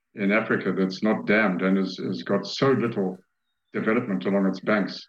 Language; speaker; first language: English; native; English